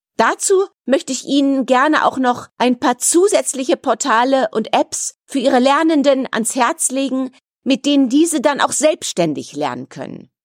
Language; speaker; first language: German; native; German